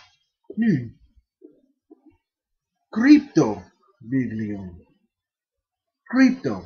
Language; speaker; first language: Greek; non-native, fluent; English